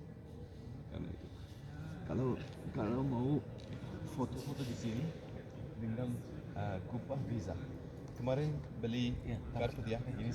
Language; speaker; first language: Indonesian; non-native, learner; Turkish